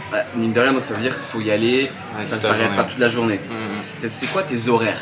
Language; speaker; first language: French; native; French